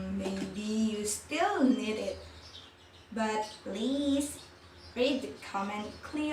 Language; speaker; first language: English; non-native, learner; Indonesian